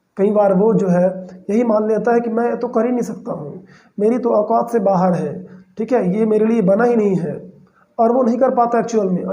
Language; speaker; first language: Hindi; native; Hindi